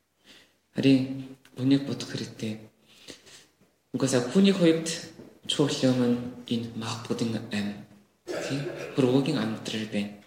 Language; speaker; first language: Mongolian; non-native, fluent; Korean